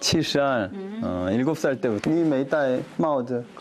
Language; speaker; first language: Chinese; non-native, fluent; Korean